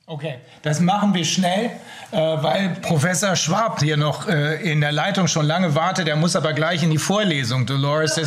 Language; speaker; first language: German; native; German